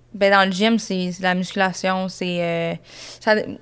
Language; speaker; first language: French; native; French